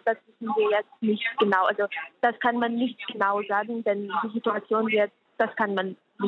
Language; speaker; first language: German; non-native, fluent; Ukrainian